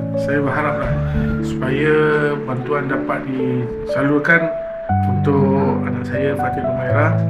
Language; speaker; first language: Malay; native; Malay